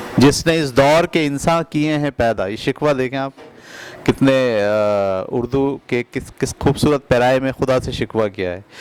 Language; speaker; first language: Urdu; native; Urdu